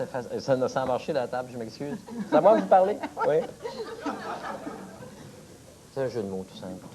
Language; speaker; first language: French; native; French